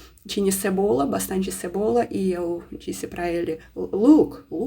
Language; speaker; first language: Portuguese; non-native, fluent; Russian